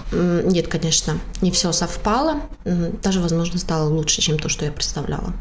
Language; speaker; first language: Russian; non-native, local second language; Tajik